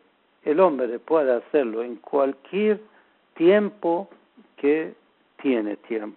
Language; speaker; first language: Spanish; non-native, learner; Persian